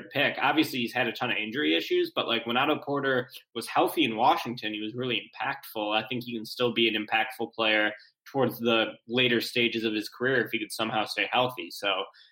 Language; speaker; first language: English; native; English